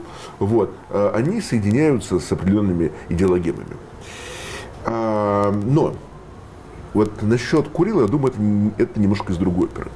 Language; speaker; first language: Russian; native; Russian